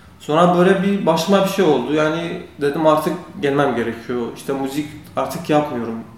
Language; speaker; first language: Turkish; non-native, learner; Kurdish